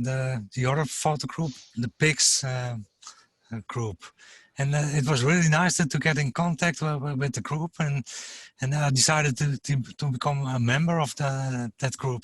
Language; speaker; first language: English; non-native, fluent; German